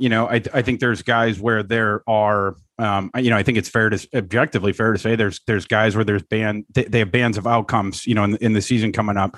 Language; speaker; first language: English; native; English